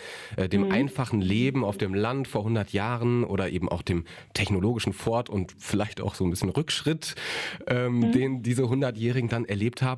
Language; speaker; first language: German; native; German